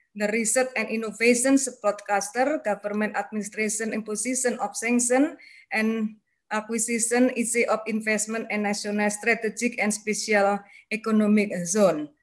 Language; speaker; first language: English; non-native, learner; Indonesian